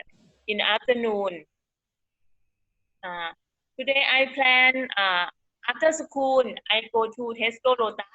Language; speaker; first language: English; non-native, learner; Thai